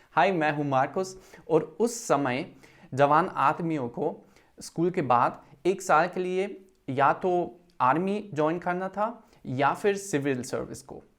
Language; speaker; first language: Hindi; non-native, fluent; German